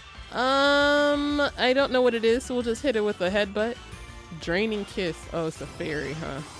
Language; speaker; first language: English; native; English